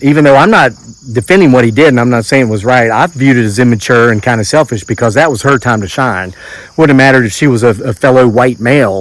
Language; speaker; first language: English; native; English